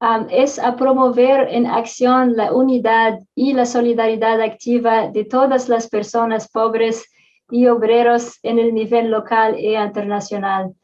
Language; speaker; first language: Spanish; non-native, fluent; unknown